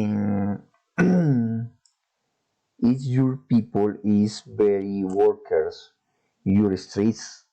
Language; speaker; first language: English; non-native, learner; Spanish